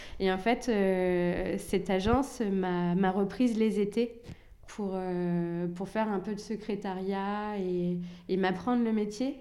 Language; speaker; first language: French; early bilingual, other home language; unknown